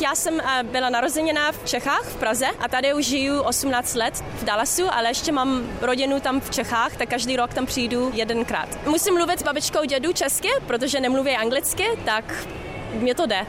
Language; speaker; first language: Czech; early bilingual, heritage; Czech